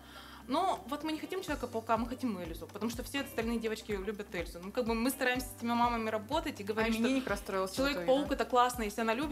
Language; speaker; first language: Russian; native; Russian